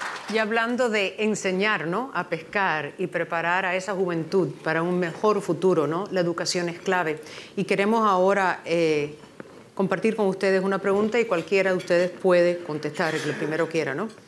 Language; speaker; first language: Spanish; early bilingual, heritage; Spanish